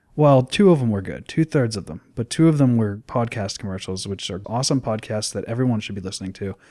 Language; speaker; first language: English; native; English